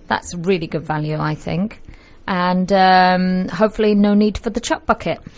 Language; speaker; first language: English; native; English